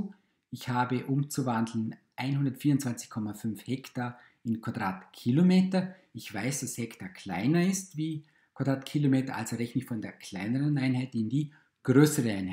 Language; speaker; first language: German; native; German